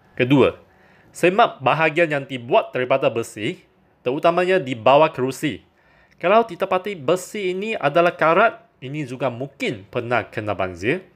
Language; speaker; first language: Malay; non-native, local second language; Chinese